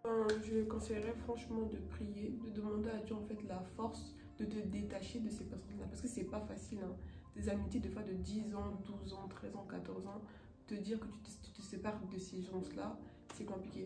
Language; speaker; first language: French; native; French